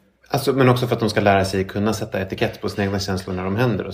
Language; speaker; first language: Swedish; native; Swedish